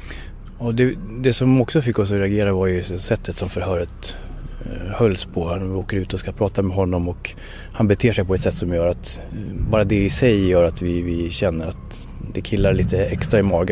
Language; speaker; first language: Swedish; native; Swedish